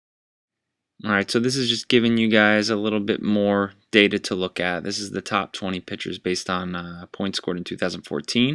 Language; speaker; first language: English; native; English